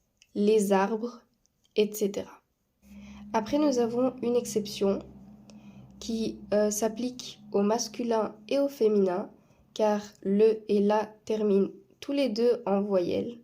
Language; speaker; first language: French; non-native, fluent; Spanish